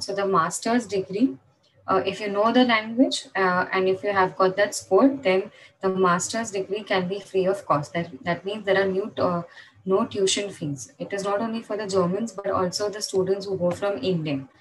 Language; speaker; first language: English; non-native, local second language; Marathi